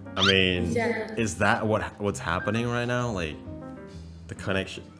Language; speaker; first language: English; non-native, fluent; Indonesian